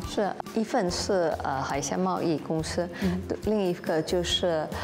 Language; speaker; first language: Chinese; non-native, local second language; English